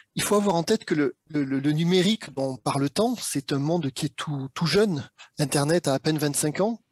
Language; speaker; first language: French; native; French